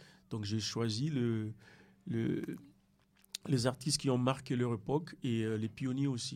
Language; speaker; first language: French; non-native, local second language; Lingala